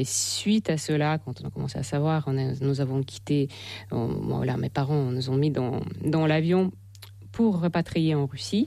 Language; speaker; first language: French; non-native, fluent; Russian